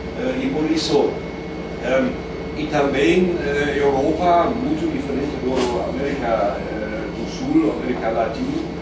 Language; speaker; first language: Portuguese; non-native, fluent; German